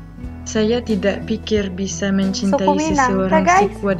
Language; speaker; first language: Indonesian; non-native, fluent; French